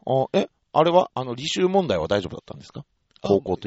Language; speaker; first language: Japanese; native; Japanese